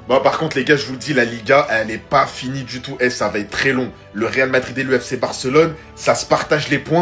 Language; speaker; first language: French; native; French